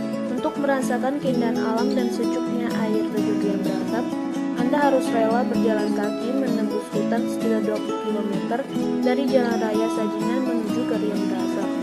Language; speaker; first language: Indonesian; native; Indonesian